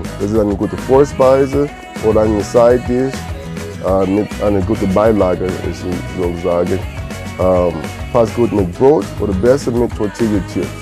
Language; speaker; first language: German; non-native, learner; English